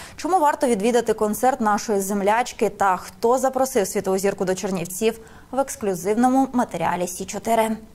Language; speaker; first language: Ukrainian; native; Ukrainian